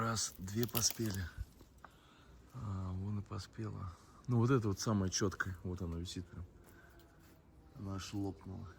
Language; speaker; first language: Russian; native; Russian